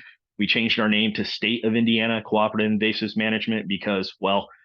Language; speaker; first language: English; native; English